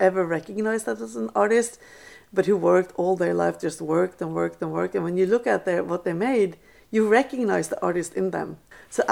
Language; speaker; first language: English; non-native, fluent; Norwegian